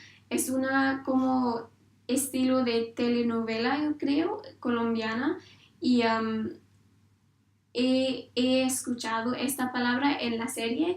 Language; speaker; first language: Spanish; non-native, learner; English